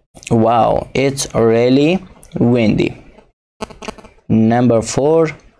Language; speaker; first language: English; non-native, fluent; Persian